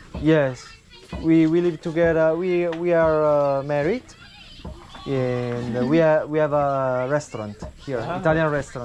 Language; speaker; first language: English; non-native, learner; Italian